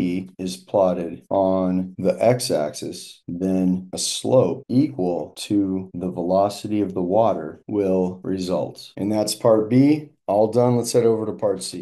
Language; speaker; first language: English; native; English